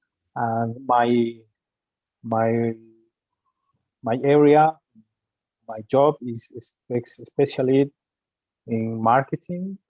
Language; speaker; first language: English; non-native, learner; Spanish